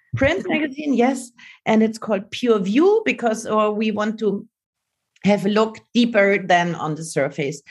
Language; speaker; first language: English; non-native, learner; German